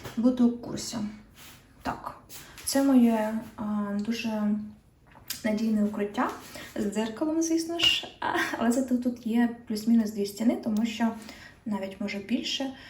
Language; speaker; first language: Ukrainian; non-native, local second language; Russian